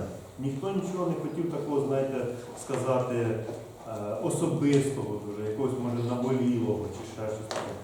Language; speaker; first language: Ukrainian; native; Ukrainian